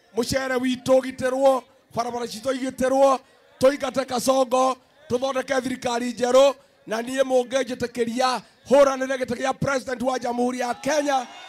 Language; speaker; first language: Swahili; non-native, local second language; Kikuyu